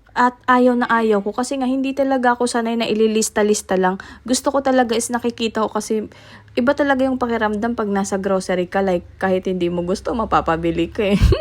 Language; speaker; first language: Filipino; native; Filipino